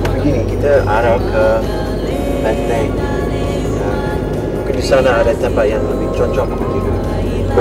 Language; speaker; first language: Indonesian; non-native, fluent; English